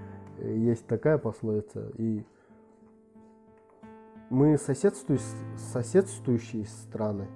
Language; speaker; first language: Russian; non-native, local second language; Kyrgyz